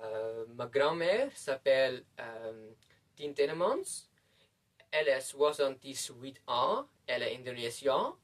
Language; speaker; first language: French; non-native, learner; Dutch